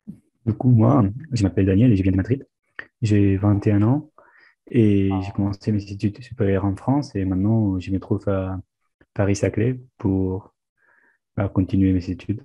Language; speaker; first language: French; non-native, fluent; Spanish